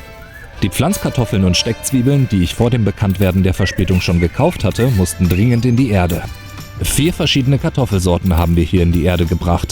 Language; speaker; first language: German; native; German